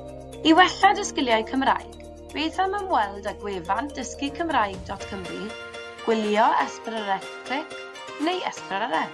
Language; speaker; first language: Welsh; native; Welsh